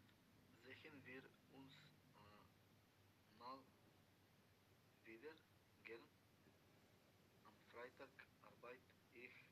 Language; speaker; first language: German; non-native, learner; Macedonian